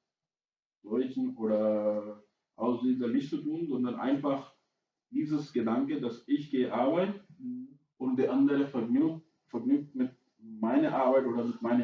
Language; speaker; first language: German; non-native, fluent; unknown